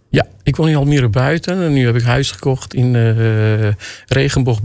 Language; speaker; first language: Dutch; non-native, fluent; Armenian